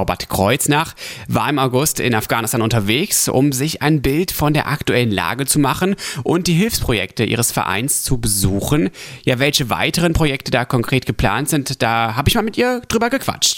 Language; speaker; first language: German; native; German